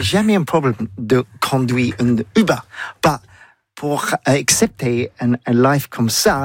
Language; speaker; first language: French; non-native, learner; English